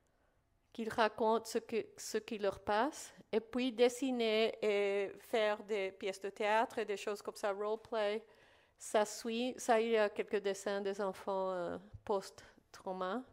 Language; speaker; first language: French; non-native, fluent; Spanish